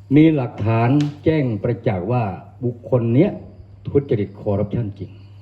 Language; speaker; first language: Thai; non-native, local second language; Northern Khmer